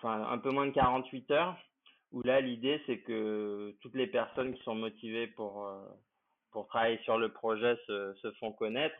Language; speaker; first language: French; native; French